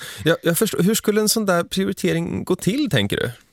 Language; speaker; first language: Swedish; native; Swedish